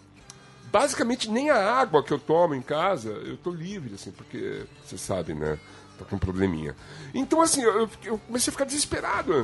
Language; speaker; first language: Portuguese; native; Portuguese